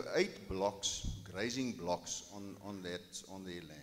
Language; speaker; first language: English; non-native, local second language; Afrikaans